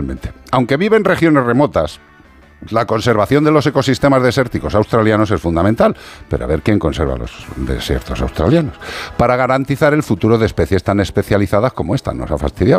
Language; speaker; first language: Spanish; native; Spanish